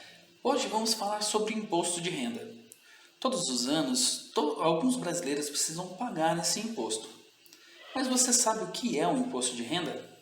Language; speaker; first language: Portuguese; native; Portuguese